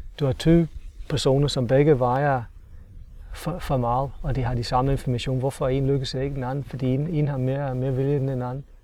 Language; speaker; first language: Danish; non-native, fluent; English